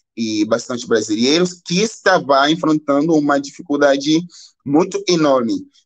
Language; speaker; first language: Portuguese; non-native, learner; Haitian Creole